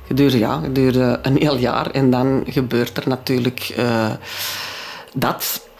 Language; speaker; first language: Dutch; non-native, local second language; French